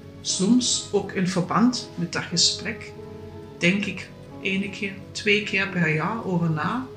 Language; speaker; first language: Dutch; non-native, fluent; German